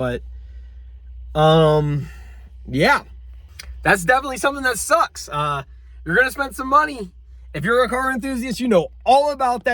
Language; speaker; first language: English; native; English